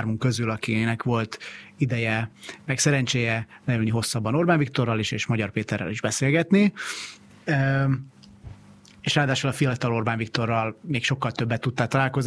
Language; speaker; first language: Hungarian; native; Hungarian